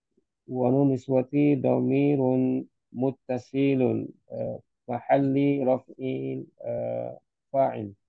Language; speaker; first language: Indonesian; non-native, learner; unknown